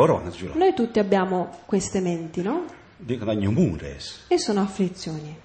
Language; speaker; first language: Italian; native; Italian